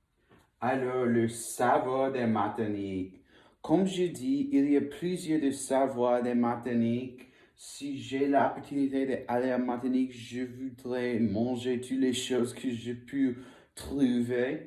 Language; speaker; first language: French; non-native, learner; English